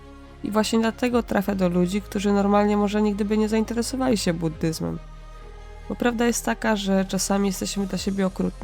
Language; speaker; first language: Polish; native; Polish